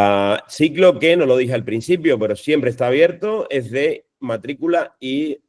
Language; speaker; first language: Spanish; native; Spanish